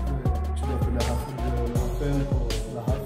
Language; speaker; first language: French; non-native, fluent; Portuguese